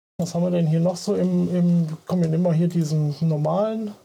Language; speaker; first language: German; native; German